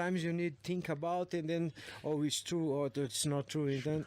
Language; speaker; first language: English; non-native, learner; Portuguese